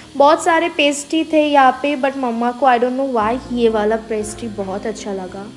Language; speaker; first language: Hindi; non-native, local second language; Bangla